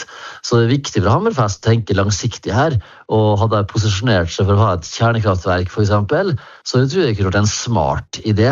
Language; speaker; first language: Norwegian; native; Norwegian